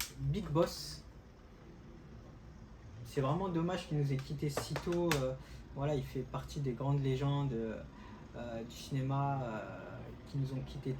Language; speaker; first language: French; native; French